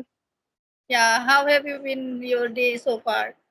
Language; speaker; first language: English; non-native, learner; Hindi